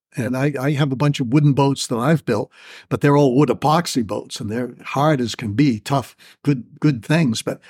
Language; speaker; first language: English; native; English